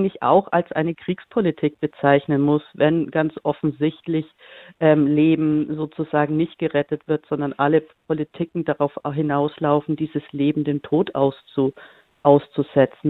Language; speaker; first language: German; native; German